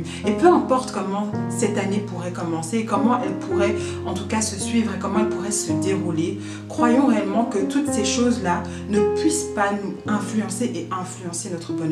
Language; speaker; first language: French; native; French